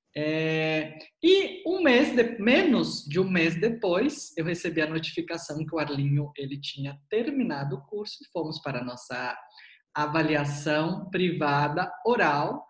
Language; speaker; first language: Portuguese; native; Portuguese